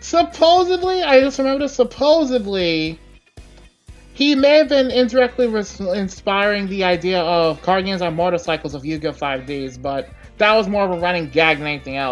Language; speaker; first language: English; native; English